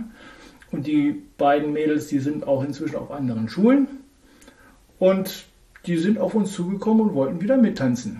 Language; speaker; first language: German; native; German